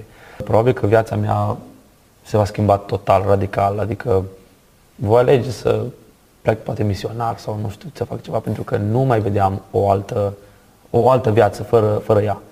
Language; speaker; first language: Romanian; native; Romanian